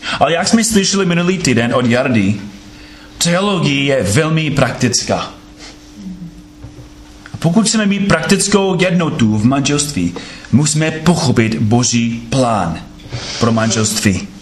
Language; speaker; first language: Czech; non-native, fluent; English